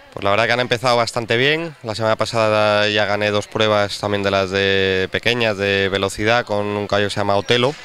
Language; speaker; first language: Spanish; native; Spanish